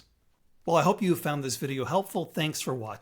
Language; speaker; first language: English; native; English